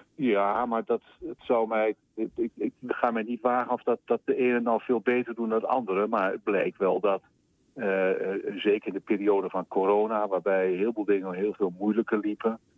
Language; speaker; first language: Dutch; native; Dutch